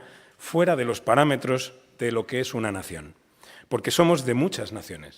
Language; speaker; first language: Spanish; native; Spanish